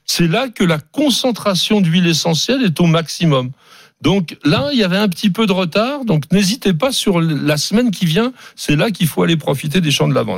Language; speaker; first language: French; native; French